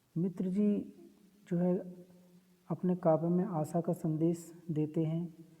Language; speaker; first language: Hindi; native; Hindi